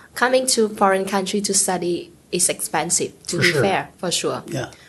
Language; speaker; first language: English; non-native, learner; Vietnamese